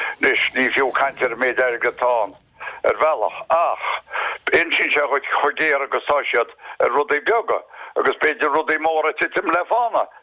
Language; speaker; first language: Irish; native; Irish